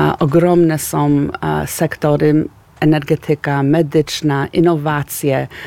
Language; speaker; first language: Polish; early bilingual, heritage; Polish